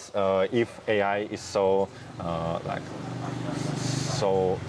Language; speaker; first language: English; non-native, fluent; Russian